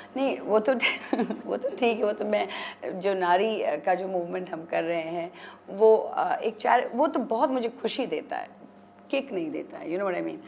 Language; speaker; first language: Hindi; non-native, local second language; Kashmiri